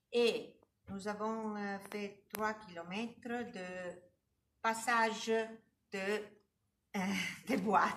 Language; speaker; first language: French; non-native, learner; Italian